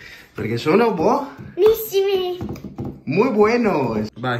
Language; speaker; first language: Italian; native; Italian